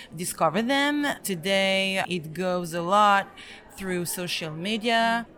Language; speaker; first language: English; early bilingual, other home language; Serbian